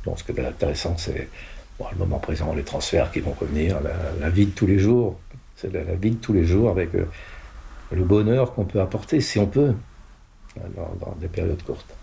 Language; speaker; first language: French; non-native, local second language; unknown